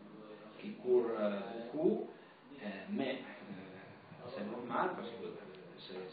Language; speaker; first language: French; non-native, fluent; Italian